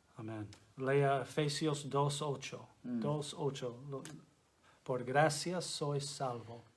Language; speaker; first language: Spanish; non-native, fluent; English